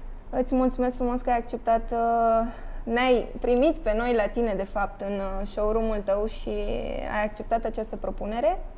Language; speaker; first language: Romanian; native; Romanian